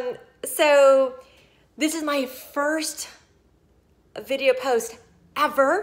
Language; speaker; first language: English; native; English